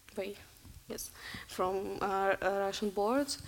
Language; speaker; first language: English; non-native, learner; Russian